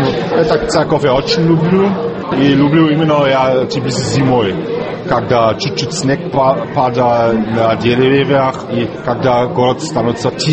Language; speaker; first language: Russian; non-native, fluent; German